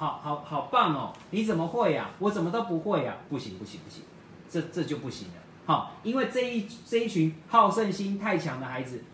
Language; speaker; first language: Chinese; native; Chinese